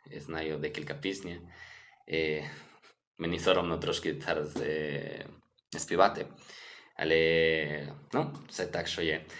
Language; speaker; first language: Ukrainian; non-native, learner; Spanish